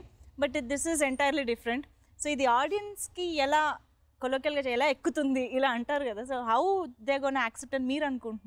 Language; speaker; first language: Telugu; native; Telugu